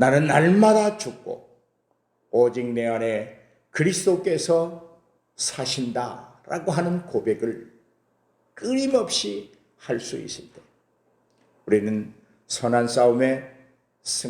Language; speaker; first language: Korean; native; Korean